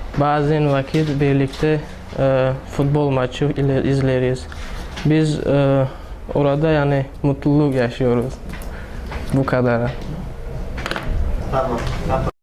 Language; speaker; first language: Turkish; non-native, learner; Tajik